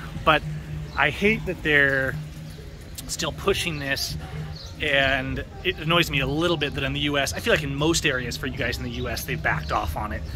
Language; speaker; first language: English; native; English